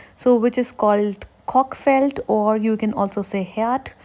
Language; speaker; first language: English; non-native, local second language; Hindi